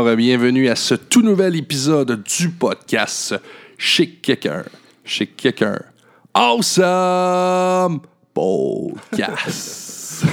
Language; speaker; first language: French; native; French